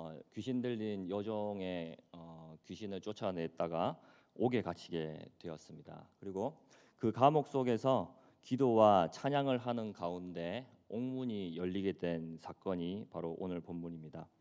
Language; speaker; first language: Korean; native; Korean